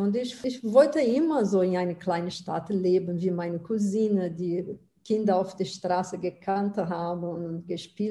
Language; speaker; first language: German; non-native, fluent; Portuguese